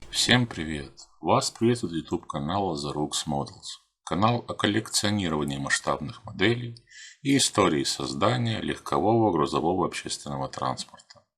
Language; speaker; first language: Russian; native; Russian